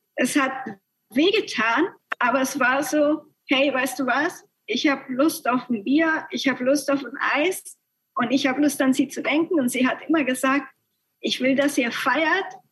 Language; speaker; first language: German; early bilingual, other home language; Spanish